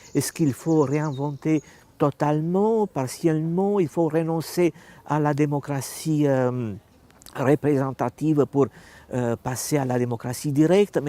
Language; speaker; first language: French; non-native, fluent; Romanian